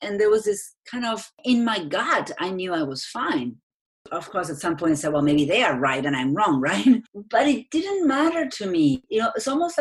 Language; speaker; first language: English; non-native, fluent; Spanish